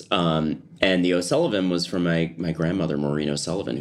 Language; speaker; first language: English; native; English